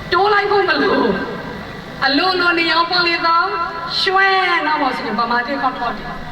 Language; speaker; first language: Burmese; native; Burmese